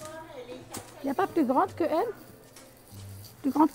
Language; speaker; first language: French; non-native, local second language; Arabic